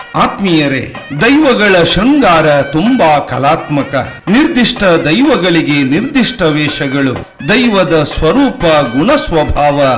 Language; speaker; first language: Kannada; non-native, local second language; Tulu